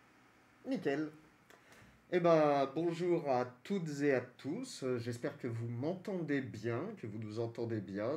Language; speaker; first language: French; native; French